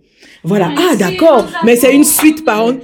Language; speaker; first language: French; native; French